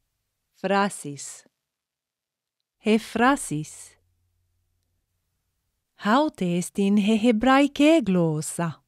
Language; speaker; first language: Greek; non-native, fluent; English